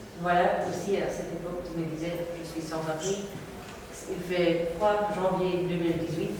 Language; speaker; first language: French; non-native, local second language; Dutch